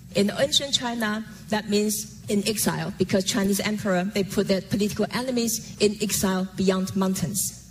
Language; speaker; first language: English; non-native, fluent; Chinese